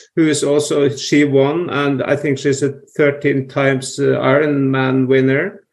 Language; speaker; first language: English; non-native, fluent; Norwegian